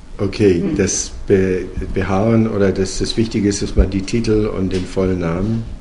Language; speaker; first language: German; native; German